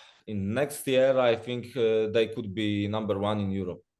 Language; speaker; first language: English; non-native, learner; Polish